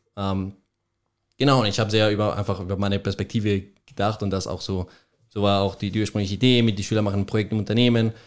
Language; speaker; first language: German; non-native, fluent; Spanish